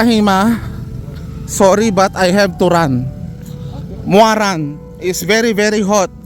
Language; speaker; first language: English; non-native, learner; Filipino